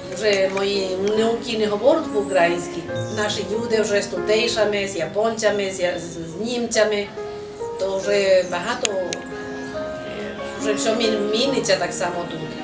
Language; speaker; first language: Ukrainian; early bilingual, heritage; Ukrainian